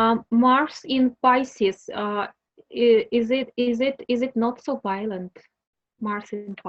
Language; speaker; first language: English; non-native, learner; Russian